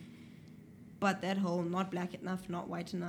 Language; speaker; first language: English; native; English